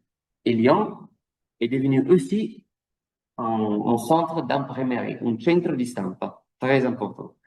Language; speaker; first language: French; non-native, fluent; Italian